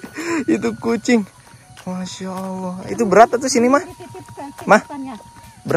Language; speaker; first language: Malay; non-native, local second language; Sundanese